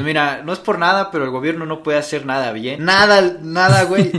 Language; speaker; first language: Spanish; native; Spanish